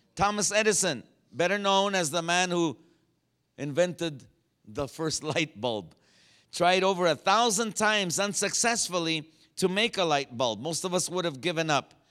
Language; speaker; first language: English; native; English